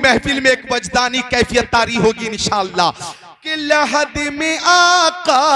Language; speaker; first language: Hindi; native; Hindi